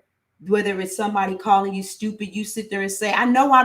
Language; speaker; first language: English; native; English